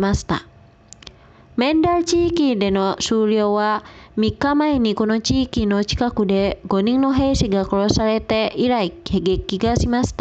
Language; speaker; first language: Japanese; non-native, fluent; Indonesian